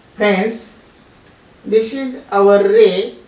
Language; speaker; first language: English; non-native, local second language; Marathi